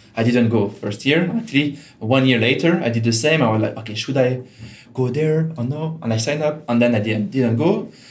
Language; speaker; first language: English; non-native, fluent; French